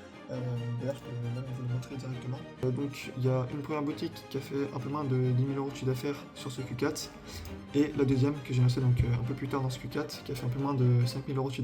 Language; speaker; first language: French; native; French